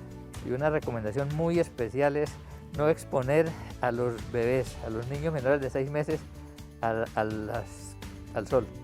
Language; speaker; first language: Spanish; native; Spanish